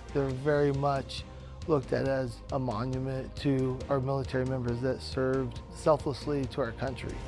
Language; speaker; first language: English; native; English